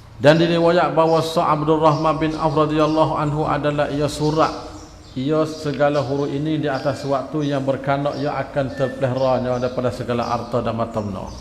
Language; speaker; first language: Malay; native; Malay